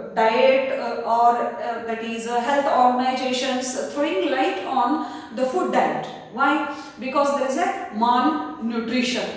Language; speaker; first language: English; non-native, local second language; Kannada